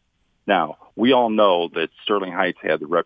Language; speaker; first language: English; native; English